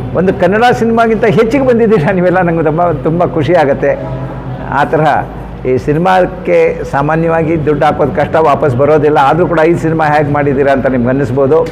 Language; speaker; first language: Kannada; non-native, local second language; Konkani